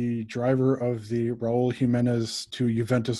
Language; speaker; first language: English; native; English